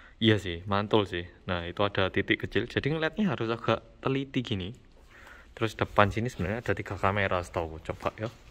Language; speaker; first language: Indonesian; non-native, fluent; Korean